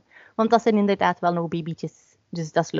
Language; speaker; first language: Dutch; native; Dutch